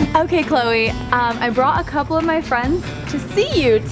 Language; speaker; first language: English; native; English